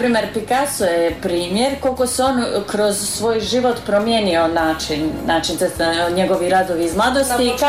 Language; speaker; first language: Serbian; native; Serbian